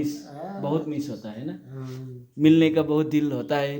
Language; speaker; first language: Hindi; non-native, learner; Nepali